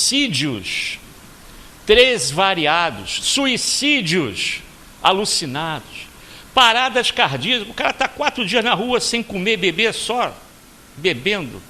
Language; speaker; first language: Portuguese; native; Portuguese